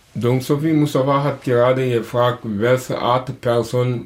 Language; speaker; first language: German; non-native, learner; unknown